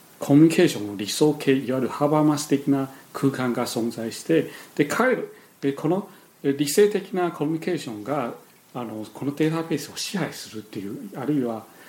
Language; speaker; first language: Japanese; non-native, fluent; Chinese